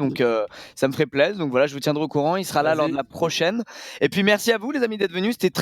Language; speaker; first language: French; native; French